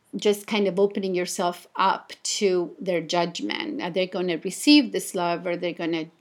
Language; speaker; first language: English; non-native, fluent; Italian